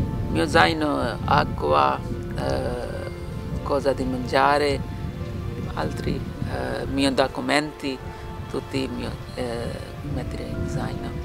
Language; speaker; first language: Italian; non-native, learner; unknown